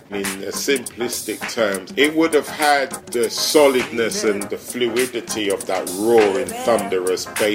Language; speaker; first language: English; native; English